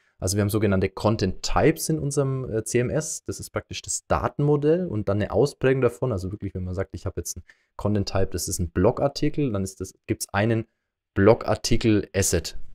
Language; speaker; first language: German; native; German